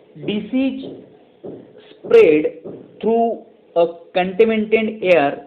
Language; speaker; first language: English; non-native, local second language; Marathi